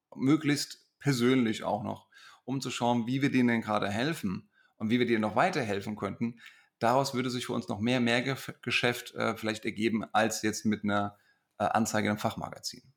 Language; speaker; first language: German; native; German